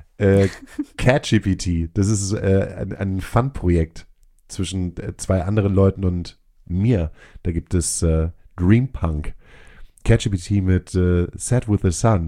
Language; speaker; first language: German; native; German